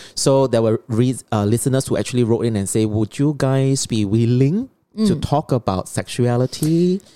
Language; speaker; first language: English; non-native, local second language; Chinese